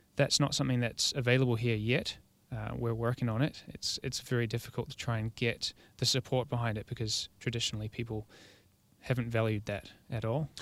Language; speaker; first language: English; native; English